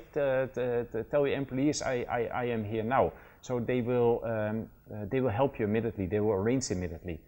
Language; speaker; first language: English; non-native, fluent; Dutch